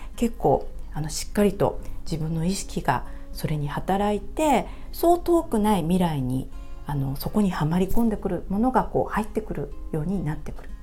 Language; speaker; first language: Japanese; native; Japanese